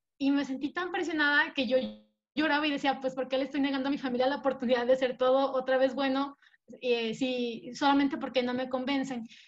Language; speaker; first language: Spanish; native; Spanish